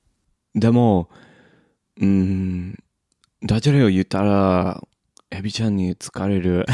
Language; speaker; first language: Japanese; non-native, learner; English